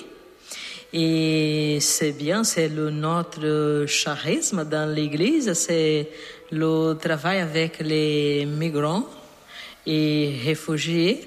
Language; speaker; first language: French; non-native, learner; Portuguese